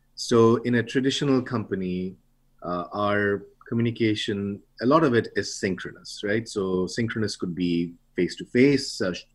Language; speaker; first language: English; non-native, local second language; Bangla